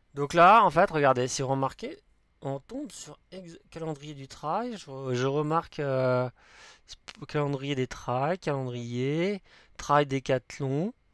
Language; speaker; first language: French; native; French